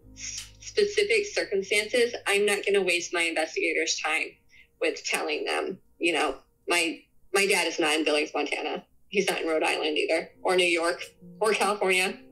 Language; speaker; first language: English; native; English